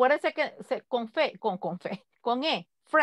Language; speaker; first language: Spanish; native; Spanish